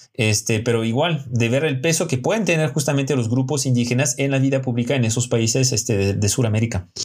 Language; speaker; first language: Spanish; non-native, fluent; French